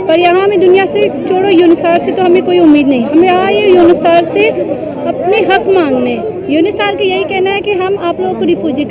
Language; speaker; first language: Hindi; non-native, fluent; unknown